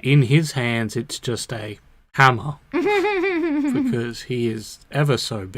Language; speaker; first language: English; native; English